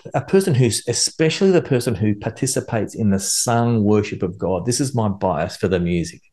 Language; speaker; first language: English; native; English